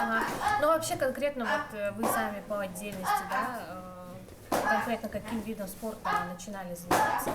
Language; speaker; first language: Russian; native; Russian